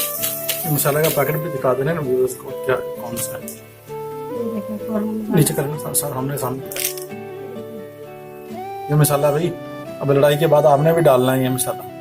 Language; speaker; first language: Hindi; non-native, local second language; Punjabi